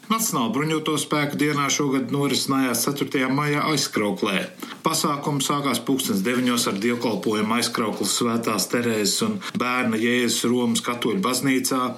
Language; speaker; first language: Latvian; early bilingual, heritage; Latvian